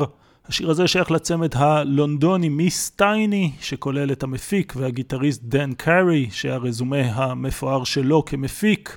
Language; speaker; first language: Hebrew; native; Hebrew